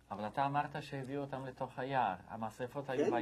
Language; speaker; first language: Hebrew; native; Hebrew